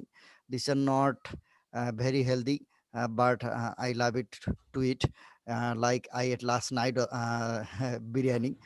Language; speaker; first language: English; non-native, learner; Bangla